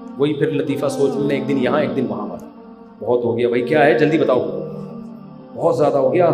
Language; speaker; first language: Urdu; native; Urdu